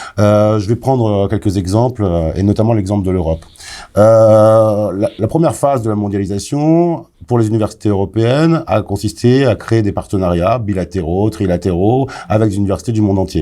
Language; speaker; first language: French; native; French